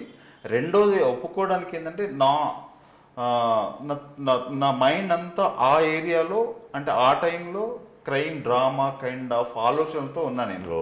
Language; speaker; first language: Telugu; native; Telugu